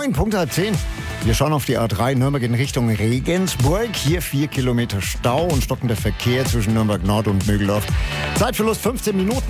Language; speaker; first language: German; native; German